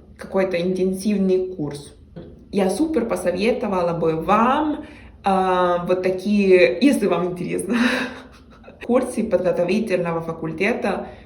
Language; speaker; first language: Russian; non-native, fluent; Spanish